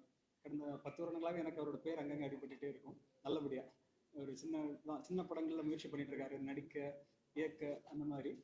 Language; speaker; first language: Tamil; native; Tamil